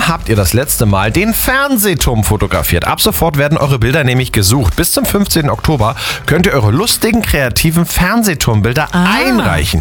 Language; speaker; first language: German; native; German